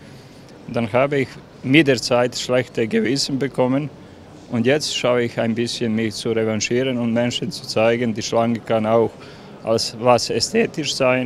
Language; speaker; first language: German; non-native, local second language; Serbian